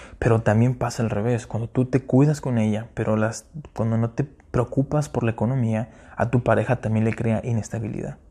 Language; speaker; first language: Spanish; early bilingual, heritage; Spanish